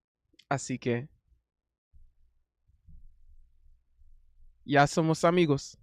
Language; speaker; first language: Spanish; non-native, learner; English